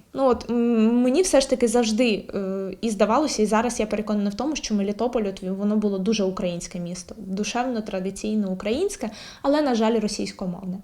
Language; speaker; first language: Ukrainian; native; Ukrainian